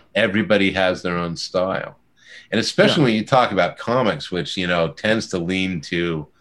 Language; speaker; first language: English; native; English